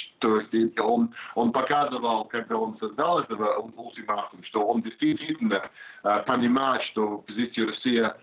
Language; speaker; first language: Russian; non-native, learner; English